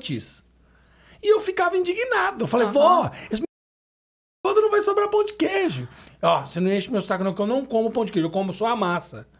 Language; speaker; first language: Portuguese; native; Portuguese